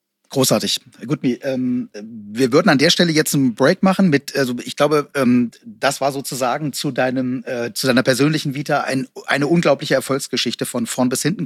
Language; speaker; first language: German; native; German